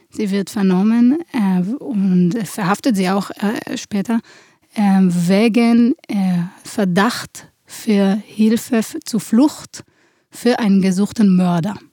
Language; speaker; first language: German; non-native, fluent; Hebrew